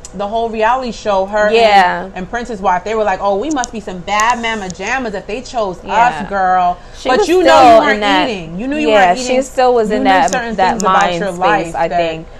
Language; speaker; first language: English; native; English